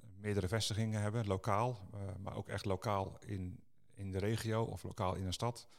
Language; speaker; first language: Dutch; native; Dutch